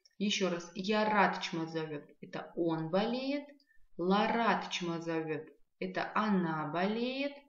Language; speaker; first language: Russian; non-native, local second language; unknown